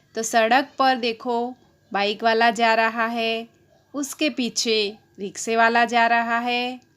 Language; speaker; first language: Hindi; non-native, local second language; Gujarati